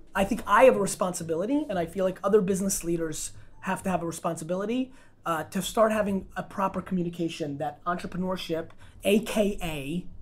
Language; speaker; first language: English; non-native, fluent; Russian